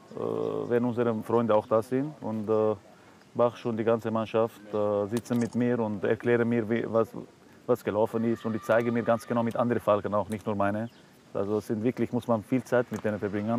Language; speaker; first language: German; non-native, fluent; Arabic